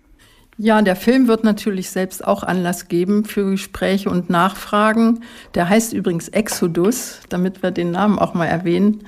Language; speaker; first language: German; native; German